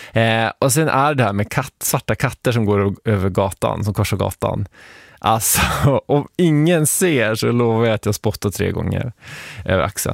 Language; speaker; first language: Swedish; native; Swedish